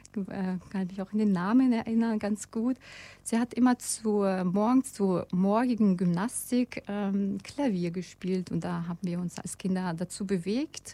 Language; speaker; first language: German; non-native, fluent; Russian